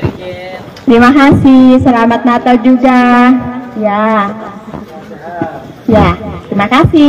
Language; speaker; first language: Indonesian; non-native, fluent; Filipino